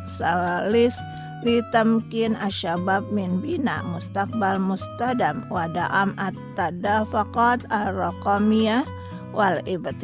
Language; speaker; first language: Arabic; non-native, fluent; Indonesian